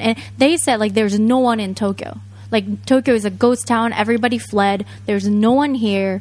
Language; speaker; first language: English; non-native, fluent; Japanese